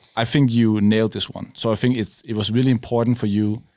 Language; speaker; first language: English; non-native, fluent; Danish